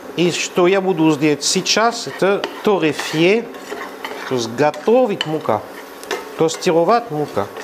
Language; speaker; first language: Russian; non-native, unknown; French